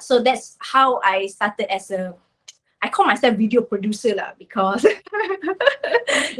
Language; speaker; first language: English; non-native, local second language; Malay